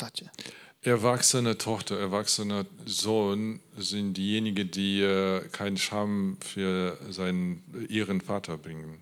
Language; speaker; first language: German; non-native, learner; Polish